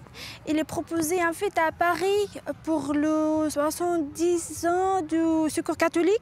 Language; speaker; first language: French; non-native, fluent; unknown